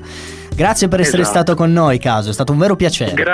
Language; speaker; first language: Italian; native; Italian